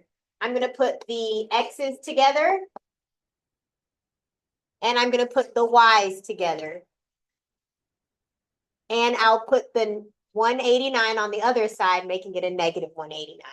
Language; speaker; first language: English; native; English